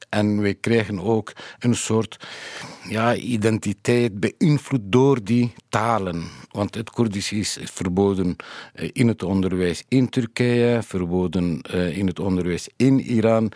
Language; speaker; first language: Dutch; non-native, fluent; Kurdish